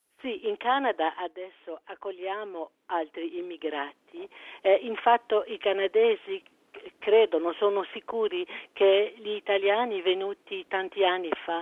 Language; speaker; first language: Italian; early bilingual, heritage; French